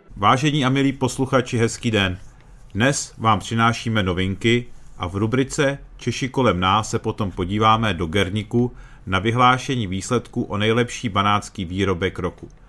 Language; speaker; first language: Czech; early bilingual, heritage; Czech